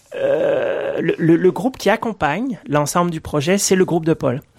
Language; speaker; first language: French; native; French